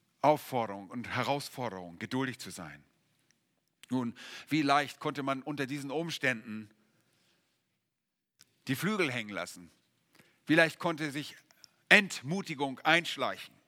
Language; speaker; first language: German; native; German